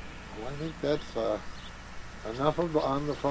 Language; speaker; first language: English; native; English